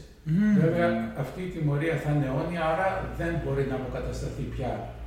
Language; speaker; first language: Greek; native; Greek